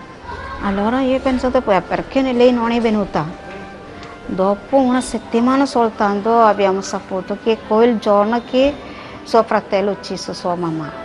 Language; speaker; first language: Italian; non-native, learner; Malayalam